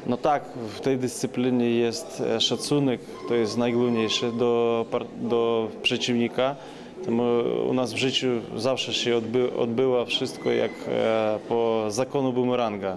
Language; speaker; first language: Polish; non-native, learner; Ukrainian